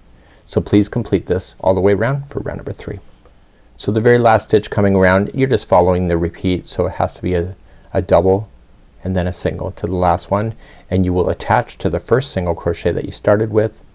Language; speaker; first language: English; native; English